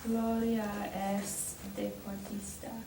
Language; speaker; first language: Spanish; non-native, learner; English